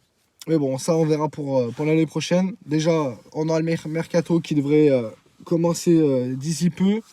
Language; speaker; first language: French; native; French